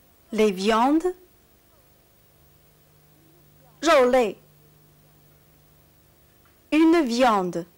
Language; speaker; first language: French; non-native, fluent; Chinese